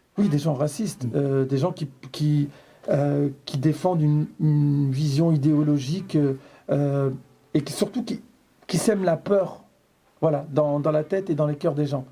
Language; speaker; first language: French; native; French